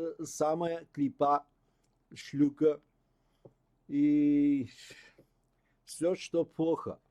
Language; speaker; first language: Russian; non-native, learner; Bulgarian